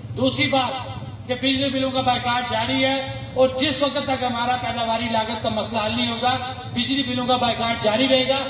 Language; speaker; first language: Urdu; non-native, local second language; Pahari-Potwari